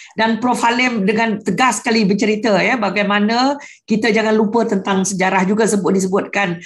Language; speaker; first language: Malay; non-native, local second language; Iban